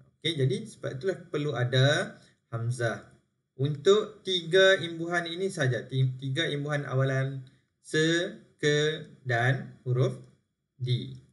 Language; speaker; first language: Malay; native; Malay